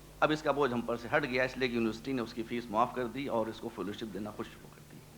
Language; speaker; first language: Urdu; native; Urdu